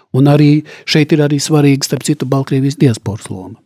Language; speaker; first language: Latvian; native; Latvian